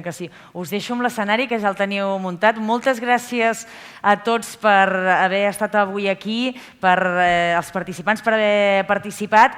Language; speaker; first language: Catalan; native; Catalan